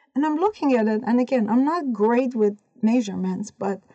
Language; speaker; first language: English; non-native, fluent; Persian